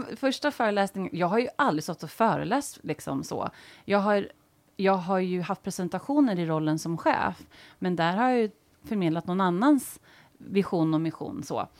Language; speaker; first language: Swedish; native; Swedish